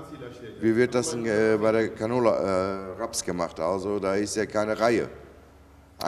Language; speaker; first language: German; early bilingual, other home language; Turkish